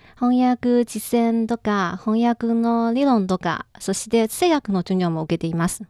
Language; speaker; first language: Japanese; non-native, fluent; Chinese